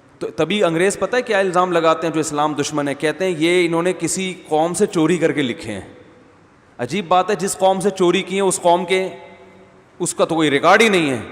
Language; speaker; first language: Urdu; native; Urdu